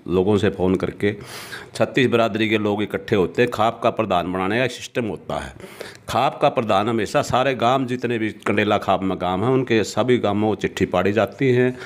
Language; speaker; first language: Hindi; native; Hindi